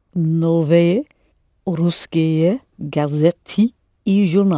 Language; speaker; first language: Russian; non-native, learner; English